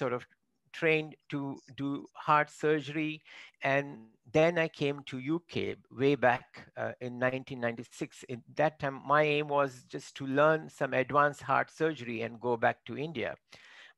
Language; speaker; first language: English; non-native, local second language; Marathi